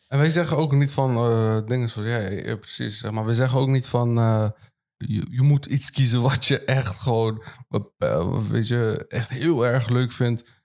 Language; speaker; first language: Dutch; early bilingual, other home language; Turkish